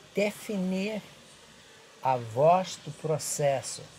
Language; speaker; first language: Portuguese; non-native, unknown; English